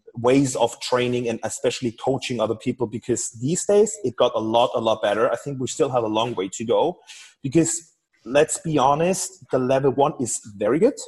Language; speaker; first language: English; non-native, fluent; German